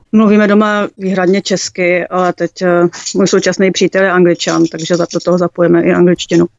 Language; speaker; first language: Czech; native; Czech